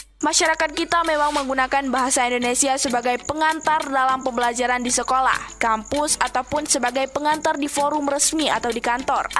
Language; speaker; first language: Indonesian; native; Indonesian